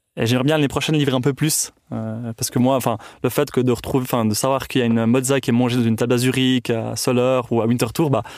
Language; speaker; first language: French; early bilingual, other home language; Italian